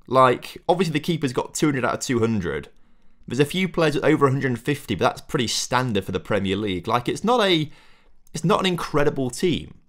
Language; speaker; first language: English; native; English